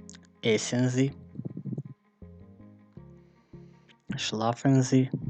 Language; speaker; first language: German; non-native, fluent; Macedonian